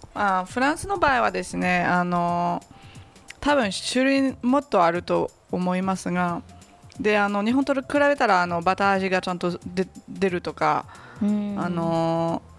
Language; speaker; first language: Japanese; non-native, fluent; French